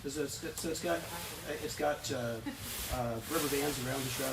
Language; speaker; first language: English; native; English